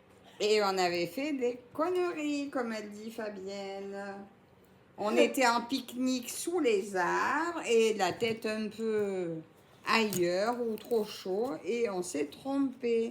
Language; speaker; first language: French; native; French